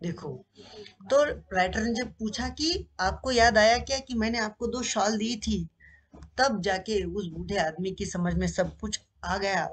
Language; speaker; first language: Hindi; non-native, local second language; Marathi